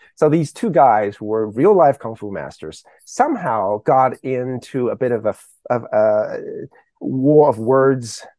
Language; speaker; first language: English; early bilingual, other home language; Chinese